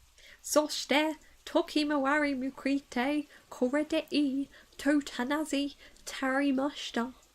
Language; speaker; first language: Japanese; non-native, learner; English